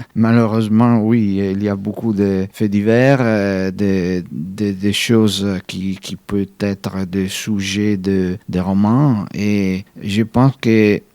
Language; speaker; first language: French; non-native, fluent; Italian